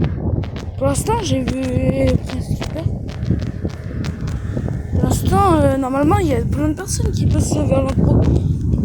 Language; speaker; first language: French; early bilingual, other home language; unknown